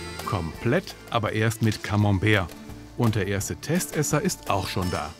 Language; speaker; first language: German; native; German